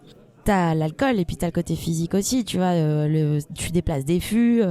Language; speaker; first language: French; non-native, fluent; Spanish